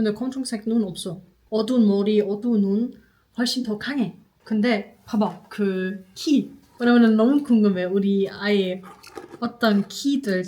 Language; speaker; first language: Korean; non-native, fluent; German